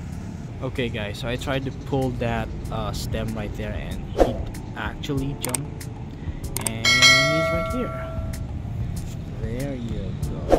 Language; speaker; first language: English; non-native, local second language; Filipino